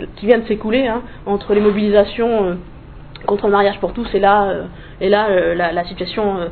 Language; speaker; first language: French; native; French